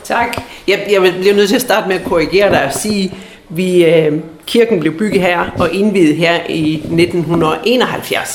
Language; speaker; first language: Danish; native; Danish